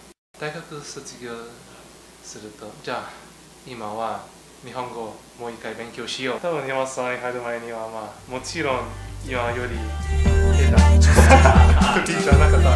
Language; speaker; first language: Japanese; non-native, learner; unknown